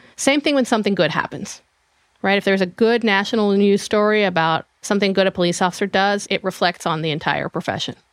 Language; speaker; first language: English; non-native, fluent; Hebrew